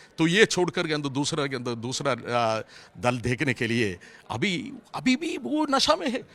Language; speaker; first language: Hindi; non-native, local second language; Malayalam